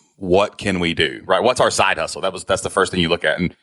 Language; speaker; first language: English; native; English